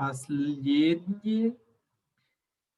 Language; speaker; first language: French; non-native, learner; Portuguese